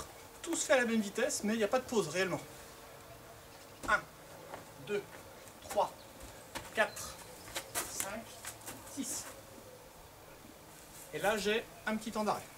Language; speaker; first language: French; native; French